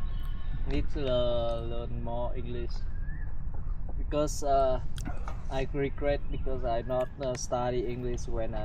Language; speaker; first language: English; non-native, learner; Vietnamese